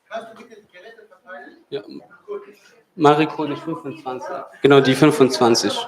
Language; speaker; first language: German; non-native, fluent; Kurdish